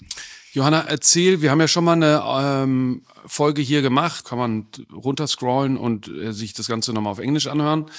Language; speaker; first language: German; native; German